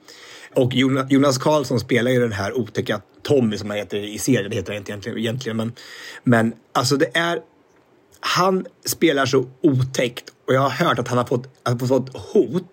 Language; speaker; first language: Swedish; native; Swedish